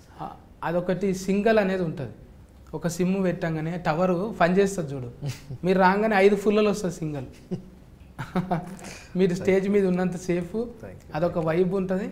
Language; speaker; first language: Telugu; native; Telugu